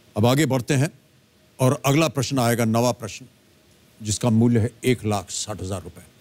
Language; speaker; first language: Hindi; native; Hindi